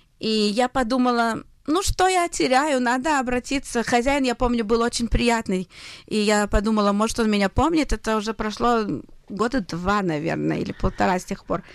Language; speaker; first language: Russian; early bilingual, heritage; Hebrew